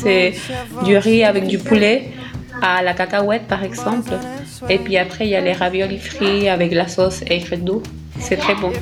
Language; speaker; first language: French; non-native, fluent; Spanish